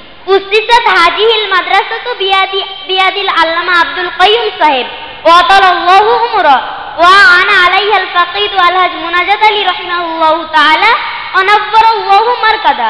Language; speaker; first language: Arabic; non-native, learner; Bangla